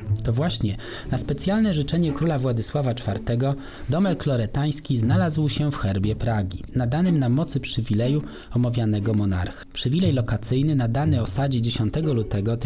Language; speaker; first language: Polish; native; Polish